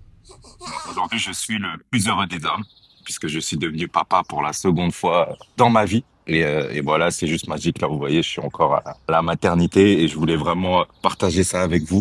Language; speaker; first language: French; native; French